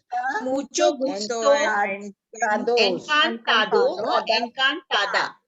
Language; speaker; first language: Spanish; non-native, fluent; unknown